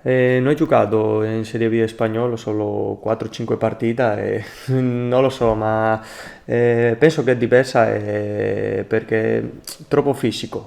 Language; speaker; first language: Italian; non-native, learner; Spanish